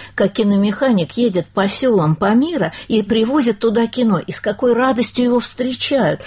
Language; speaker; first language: Russian; native; Russian